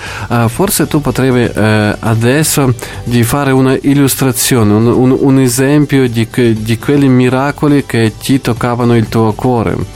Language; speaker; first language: Italian; non-native, fluent; Ukrainian